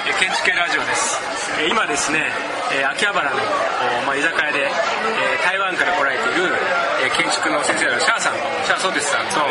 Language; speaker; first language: Japanese; native; Japanese